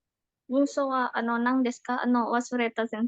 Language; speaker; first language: Japanese; non-native, learner; Indonesian